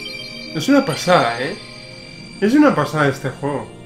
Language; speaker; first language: Spanish; native; Spanish